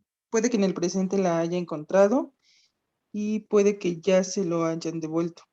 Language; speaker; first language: Spanish; native; Spanish